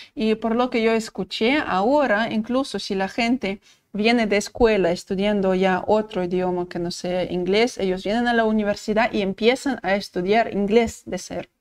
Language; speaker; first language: Spanish; non-native, fluent; Russian